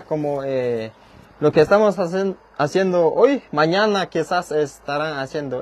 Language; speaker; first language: Spanish; non-native, local second language; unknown